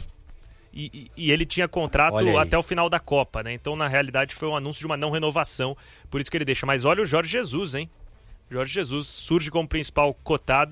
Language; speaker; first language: Portuguese; native; Portuguese